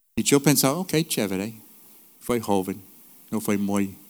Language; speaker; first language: Spanish; non-native, fluent; English